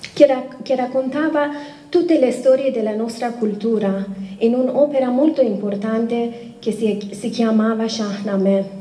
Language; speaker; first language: Italian; non-native, fluent; Persian